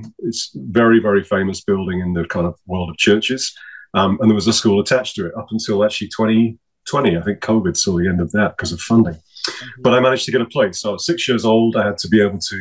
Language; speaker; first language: English; native; English